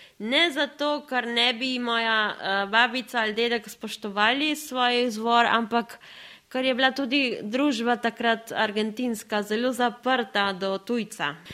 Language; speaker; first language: Slovenian; early bilingual, other home language; Spanish